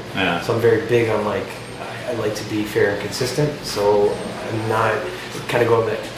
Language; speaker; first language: English; native; English